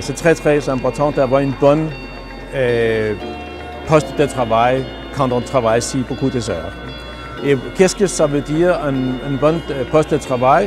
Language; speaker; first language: French; non-native, learner; Danish